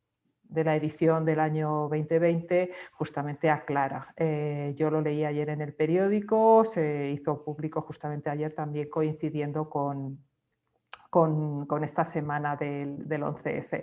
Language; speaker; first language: Spanish; native; Spanish